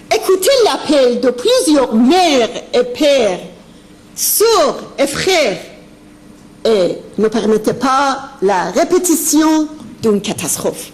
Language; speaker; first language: French; non-native, fluent; Persian